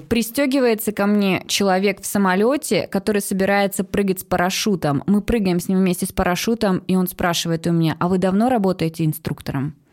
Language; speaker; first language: Russian; native; Russian